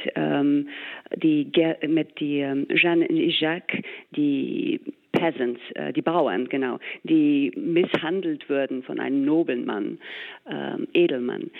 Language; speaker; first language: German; non-native, fluent; English